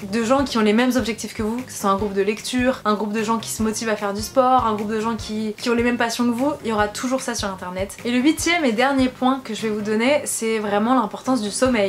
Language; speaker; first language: French; native; French